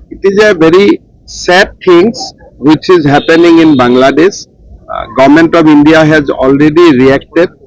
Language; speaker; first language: English; non-native, local second language; Assamese